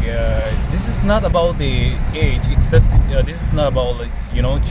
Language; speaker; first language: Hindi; non-native, local second language; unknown